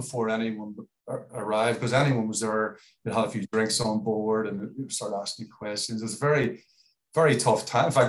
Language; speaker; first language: English; native; English